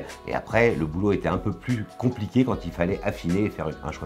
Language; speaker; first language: French; native; French